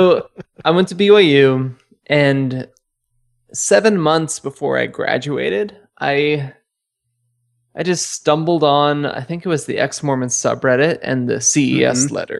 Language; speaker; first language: English; native; English